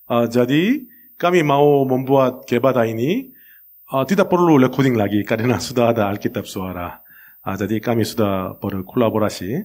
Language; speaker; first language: Indonesian; non-native, learner; Korean